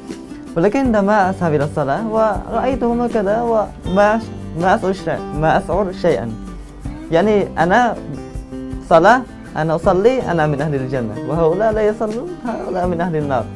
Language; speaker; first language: Arabic; non-native, fluent; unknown